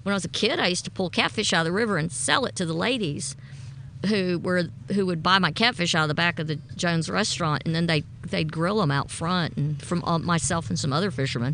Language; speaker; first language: English; native; English